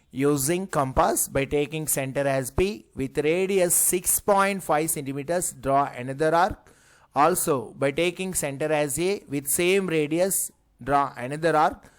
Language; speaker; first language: English; non-native, local second language; Telugu